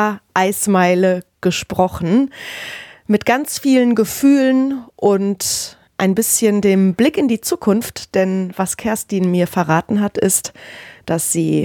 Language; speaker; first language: German; native; German